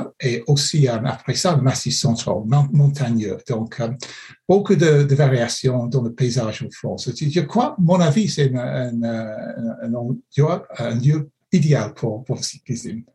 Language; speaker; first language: French; non-native, fluent; English